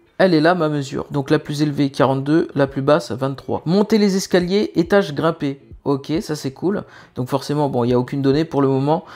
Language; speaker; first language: French; native; French